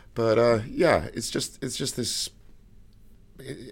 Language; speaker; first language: English; native; English